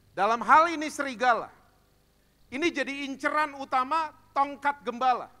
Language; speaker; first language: Indonesian; native; Indonesian